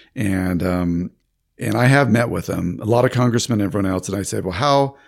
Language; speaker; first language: English; native; English